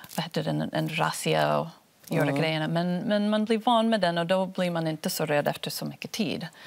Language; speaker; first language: Swedish; non-native, fluent; Spanish